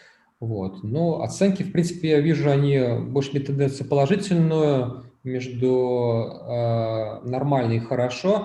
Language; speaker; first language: Russian; native; Russian